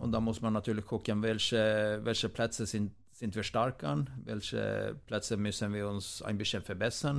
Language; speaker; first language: German; non-native, fluent; Swedish